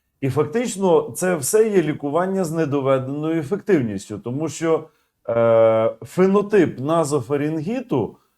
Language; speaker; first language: Ukrainian; native; Ukrainian